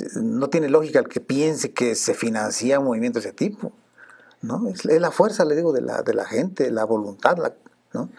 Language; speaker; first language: Spanish; native; Spanish